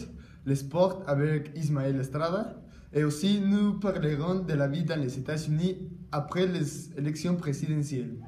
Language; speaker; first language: French; non-native, learner; Spanish